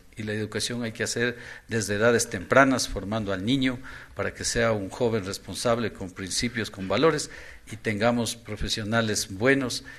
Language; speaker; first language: Spanish; native; Spanish